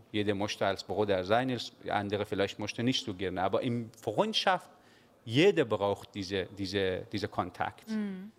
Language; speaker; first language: German; non-native, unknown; Persian